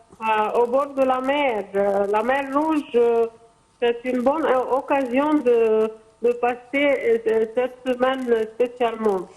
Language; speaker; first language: French; non-native, fluent; Arabic